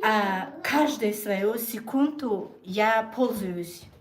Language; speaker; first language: Russian; non-native, learner; Tajik